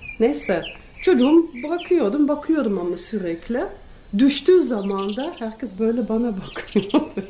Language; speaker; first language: Turkish; non-native, fluent; Dutch